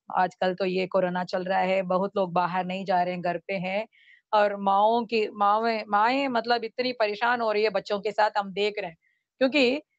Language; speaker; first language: Hindi; non-native, local second language; Tamil